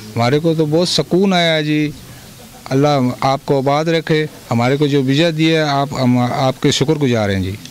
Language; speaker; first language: Hindi; native; Hindi